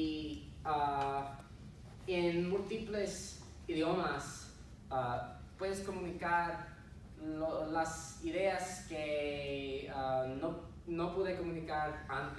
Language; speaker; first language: Spanish; non-native, learner; English